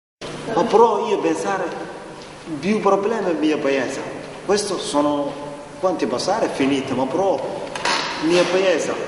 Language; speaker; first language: Italian; non-native, learner; Somali